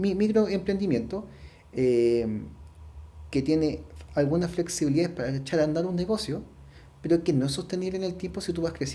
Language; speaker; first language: Spanish; native; Spanish